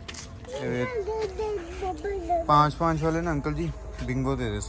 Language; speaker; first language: Turkish; non-native, learner; Urdu